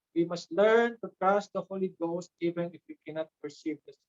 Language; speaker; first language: English; non-native, local second language; Filipino